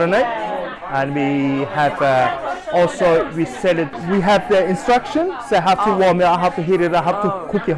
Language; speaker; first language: English; non-native, fluent; Mongolian